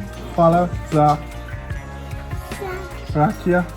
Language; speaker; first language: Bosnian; non-native, learner; English